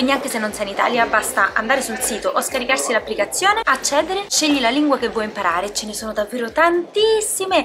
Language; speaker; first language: Italian; native; Italian